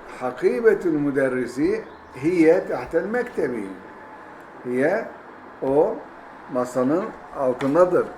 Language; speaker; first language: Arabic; non-native, fluent; Turkish